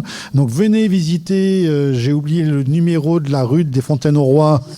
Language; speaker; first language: French; native; French